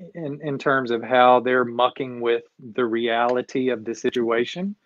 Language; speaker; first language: English; native; English